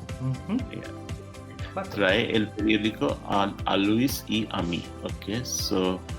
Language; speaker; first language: Spanish; non-native, learner; English